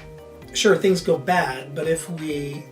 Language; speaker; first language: English; native; English